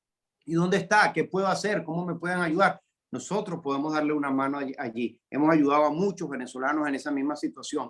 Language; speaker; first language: Spanish; native; Spanish